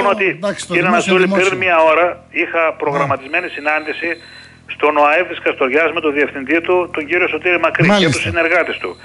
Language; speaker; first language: Greek; native; Greek